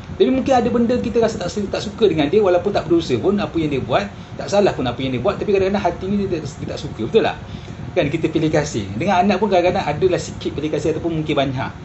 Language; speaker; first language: Malay; early bilingual, heritage; Malay